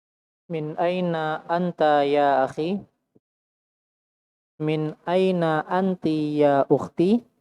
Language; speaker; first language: Arabic; non-native, learner; Indonesian